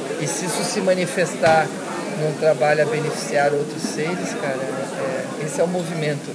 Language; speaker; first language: Portuguese; early bilingual, heritage; Portuguese